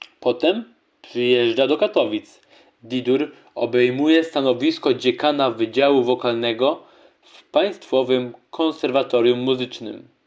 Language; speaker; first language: Polish; native; Polish